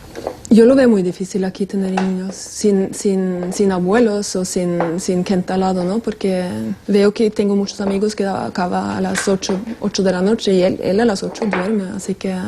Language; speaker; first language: Spanish; non-native, fluent; Norwegian